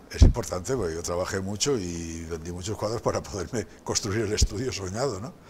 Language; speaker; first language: Spanish; native; Spanish